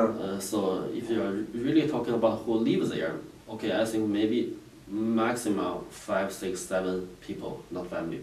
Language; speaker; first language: English; non-native, learner; Chinese